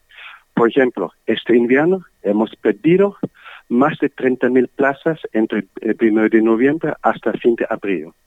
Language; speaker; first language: Spanish; non-native, learner; German